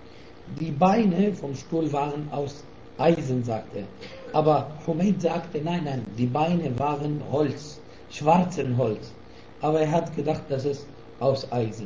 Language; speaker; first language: German; non-native, fluent; Arabic